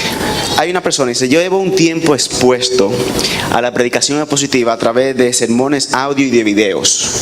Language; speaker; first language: Spanish; native; Spanish